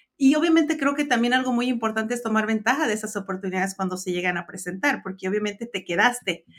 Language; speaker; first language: Spanish; native; Spanish